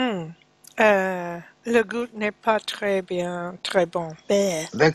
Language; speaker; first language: French; non-native, learner; English